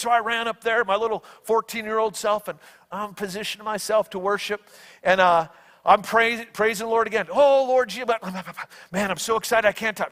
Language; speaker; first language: English; native; English